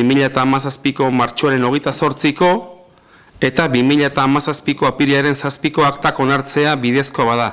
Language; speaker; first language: Basque; native; Basque